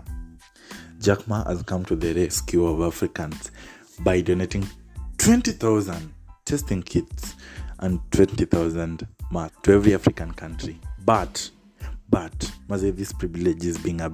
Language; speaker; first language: English; non-native, local second language; Swahili